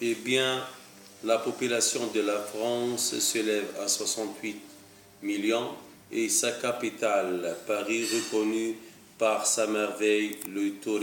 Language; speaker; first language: French; non-native, learner; Arabic